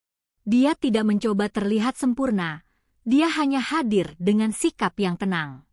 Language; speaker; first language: Indonesian; native; Indonesian